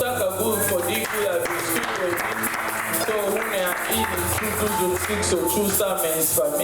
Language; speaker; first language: Danish; non-native, fluent; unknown